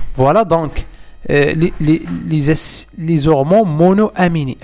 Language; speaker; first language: French; non-native, local second language; Arabic